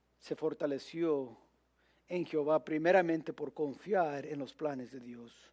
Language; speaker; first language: Spanish; early bilingual, heritage; Spanish